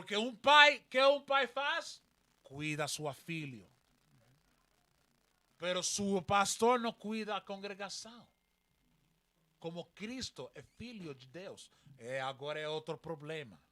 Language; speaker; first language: Portuguese; non-native, learner; Spanish